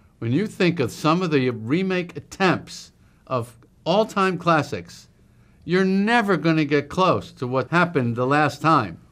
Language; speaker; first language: English; native; English